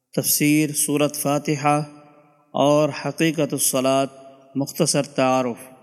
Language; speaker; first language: Urdu; native; Urdu